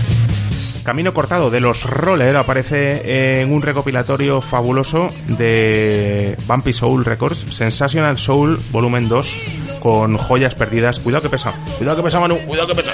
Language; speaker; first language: Spanish; native; Spanish